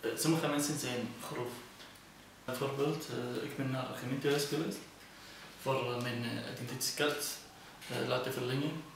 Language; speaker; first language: Dutch; non-native, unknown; Arabic